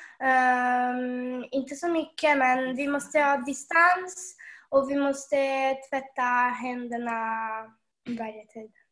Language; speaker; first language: Swedish; early bilingual, heritage; Swedish